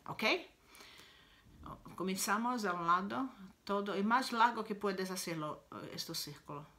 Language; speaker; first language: Spanish; non-native, learner; Italian